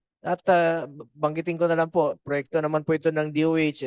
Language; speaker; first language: Filipino; native; Filipino